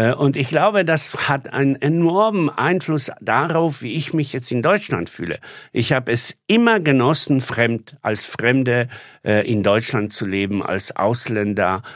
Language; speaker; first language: German; non-native, fluent; Polish